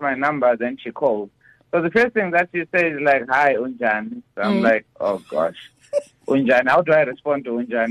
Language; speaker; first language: English; non-native, local second language; Shona